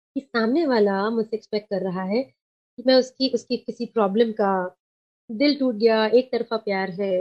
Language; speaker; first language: Hindi; non-native, local second language; Sindhi